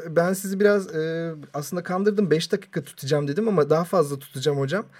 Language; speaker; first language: Turkish; native; Turkish